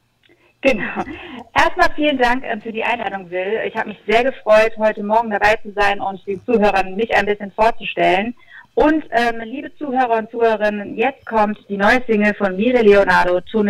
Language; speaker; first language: German; native; German